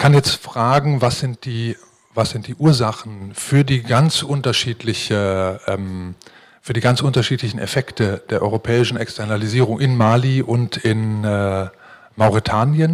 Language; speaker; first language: German; native; German